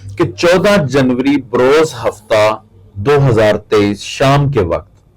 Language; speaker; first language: Urdu; non-native, local second language; Saraiki